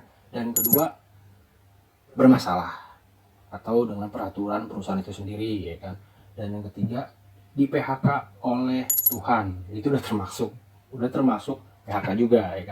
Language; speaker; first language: Indonesian; native; Indonesian